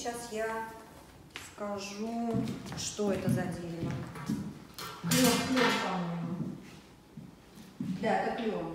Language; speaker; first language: Russian; native; Russian